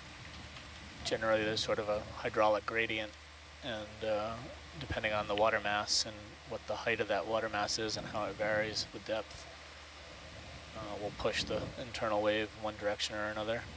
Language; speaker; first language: English; native; English